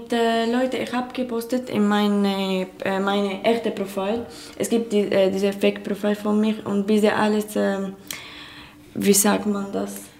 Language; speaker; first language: German; non-native, learner; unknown